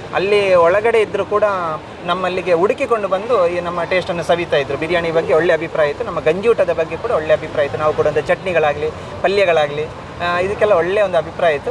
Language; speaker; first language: Kannada; non-native, local second language; Malayalam